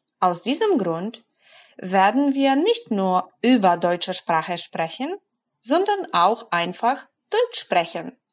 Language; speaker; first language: German; non-native, fluent; Polish